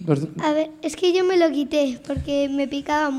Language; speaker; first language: Spanish; native; Spanish